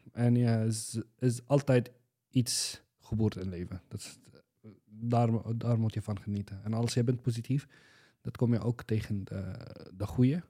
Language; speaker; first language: Dutch; non-native, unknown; Arabic